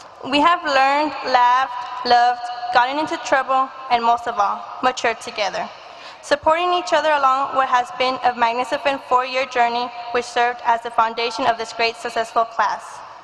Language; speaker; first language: English; early bilingual, other home language; Spanish